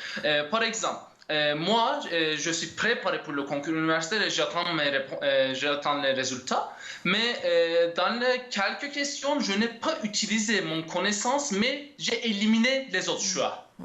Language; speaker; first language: French; non-native, fluent; Turkish